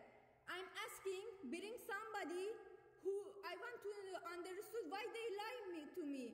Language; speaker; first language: English; non-native, learner; Persian